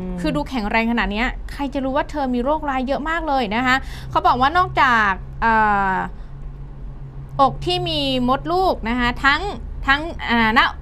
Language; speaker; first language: Thai; native; Thai